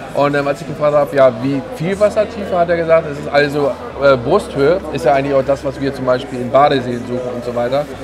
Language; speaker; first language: German; native; German